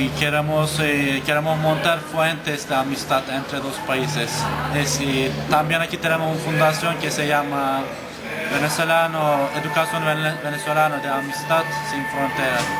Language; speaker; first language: Spanish; non-native, learner; Turkish